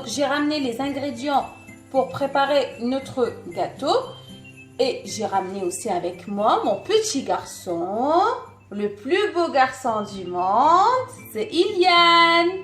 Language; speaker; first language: French; non-native, local second language; Arabic